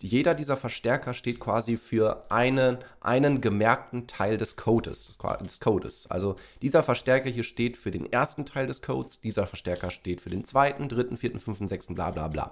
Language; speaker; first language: German; native; German